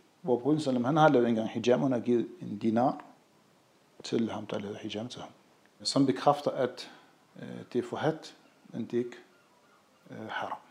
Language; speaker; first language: Danish; non-native, fluent; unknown